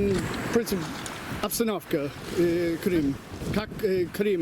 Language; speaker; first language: Russian; non-native, learner; English